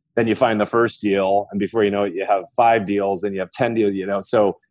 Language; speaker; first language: English; native; English